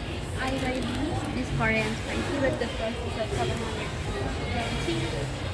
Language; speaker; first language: English; non-native, learner; Serbian